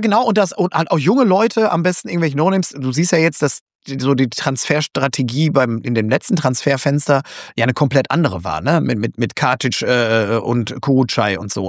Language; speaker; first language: German; native; German